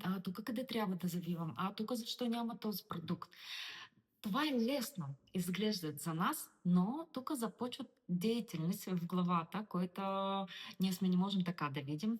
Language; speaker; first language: Bulgarian; non-native, learner; Russian